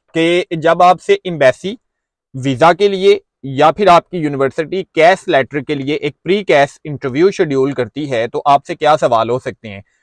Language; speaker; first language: Urdu; non-native, local second language; Punjabi